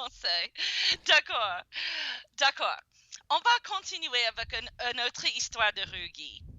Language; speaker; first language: French; non-native, fluent; English